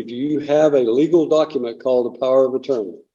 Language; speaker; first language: English; native; English